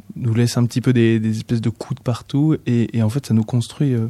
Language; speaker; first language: French; native; French